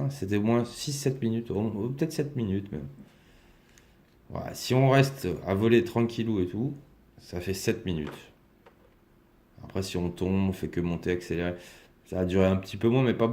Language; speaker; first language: French; native; French